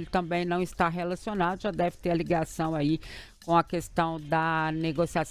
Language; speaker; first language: Portuguese; native; Portuguese